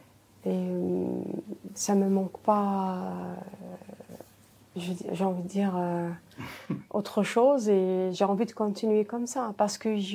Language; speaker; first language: French; non-native, local second language; Arabic